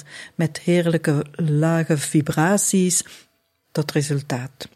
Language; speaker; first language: Dutch; native; Dutch